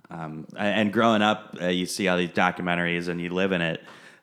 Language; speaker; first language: English; native; English